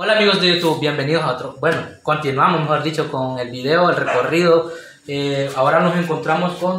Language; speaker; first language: Spanish; native; Spanish